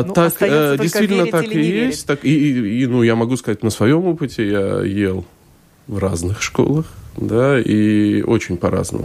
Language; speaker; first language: Russian; native; Russian